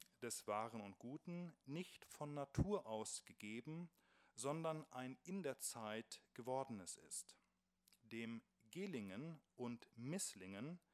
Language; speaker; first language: German; native; German